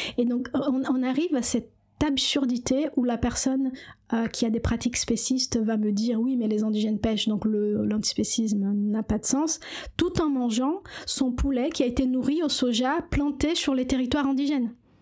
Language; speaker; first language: French; non-native, fluent; Portuguese